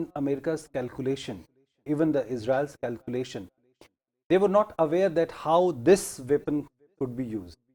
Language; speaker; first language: English; non-native, local second language; Hindi